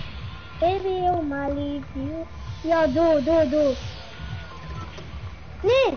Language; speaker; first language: German; non-native, learner; Portuguese